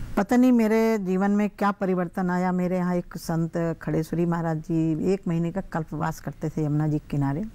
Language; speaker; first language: Hindi; native; Hindi